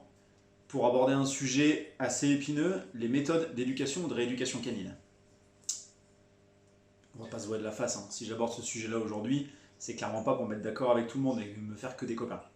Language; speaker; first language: French; native; French